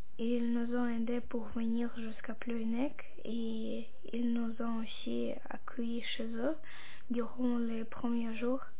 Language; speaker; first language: French; non-native, learner; Russian